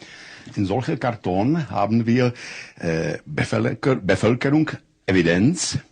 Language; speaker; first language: German; non-native, learner; Czech